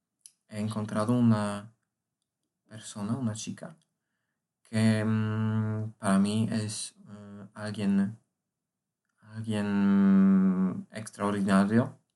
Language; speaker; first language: Spanish; non-native, learner; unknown